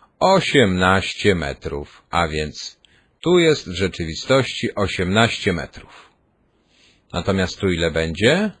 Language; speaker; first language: Polish; native; Polish